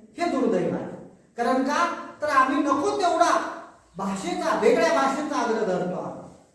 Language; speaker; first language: Marathi; native; Marathi